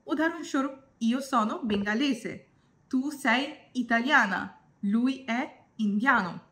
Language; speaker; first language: Italian; non-native, fluent; Bangla